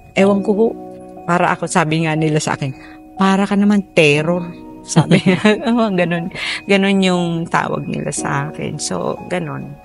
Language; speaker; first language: Filipino; non-native, local second language; Bikol